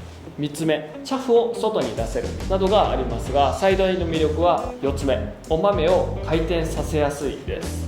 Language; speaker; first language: Japanese; native; Japanese